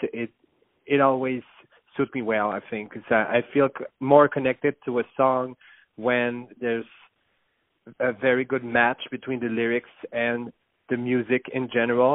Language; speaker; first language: English; non-native, fluent; French